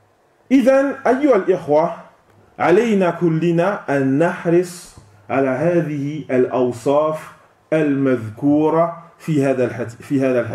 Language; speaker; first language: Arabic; non-native, fluent; French